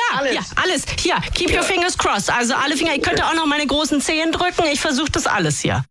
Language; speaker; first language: German; native; German